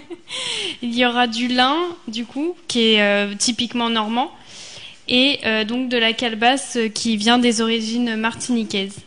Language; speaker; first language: French; native; French